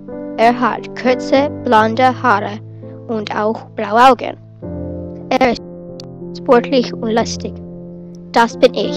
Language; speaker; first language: German; non-native, learner; English